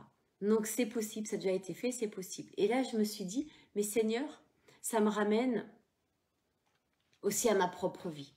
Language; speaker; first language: French; native; French